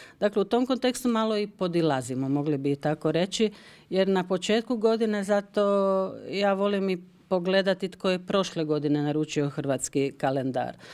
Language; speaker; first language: Croatian; early bilingual, heritage; Croatian